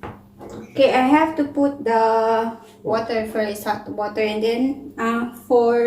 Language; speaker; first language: English; non-native, local second language; Filipino